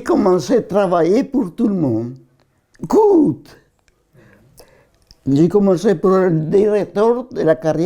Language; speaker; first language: French; non-native, learner; Italian